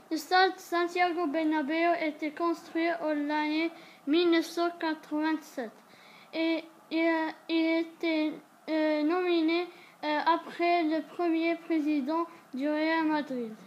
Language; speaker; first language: French; non-native, learner; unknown